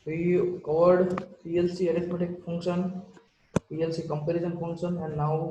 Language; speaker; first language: English; non-native, local second language; Gujarati